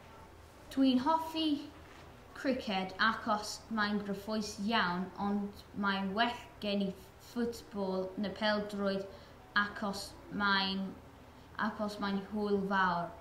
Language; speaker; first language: Welsh; non-native, learner; English